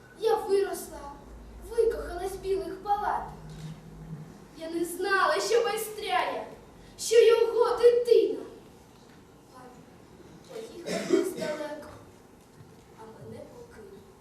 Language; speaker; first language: Ukrainian; native; Ukrainian